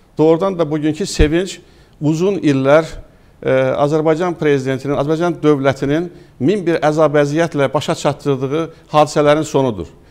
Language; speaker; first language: Azerbaijani; native; Azerbaijani